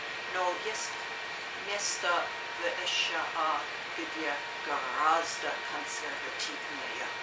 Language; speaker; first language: Russian; non-native, learner; English